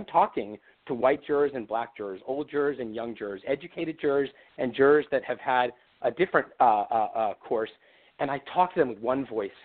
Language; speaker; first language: English; native; English